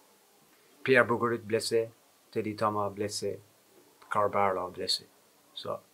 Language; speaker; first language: French; non-native, fluent; English